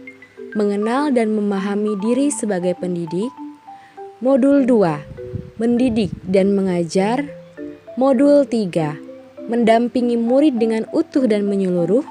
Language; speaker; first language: Indonesian; native; Indonesian